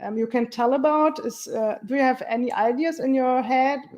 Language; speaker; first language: English; non-native, fluent; German